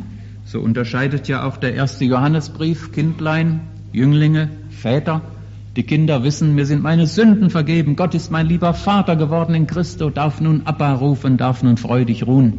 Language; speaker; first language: German; native; German